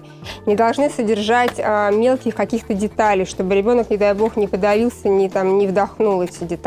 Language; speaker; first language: Russian; native; Russian